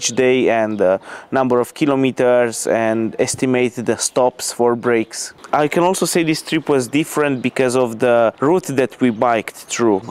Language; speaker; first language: English; non-native, fluent; Romanian